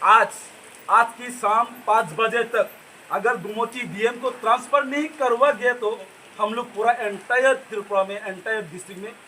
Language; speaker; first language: Hindi; non-native, local second language; Kok Borok